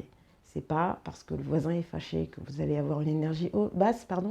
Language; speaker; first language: French; native; French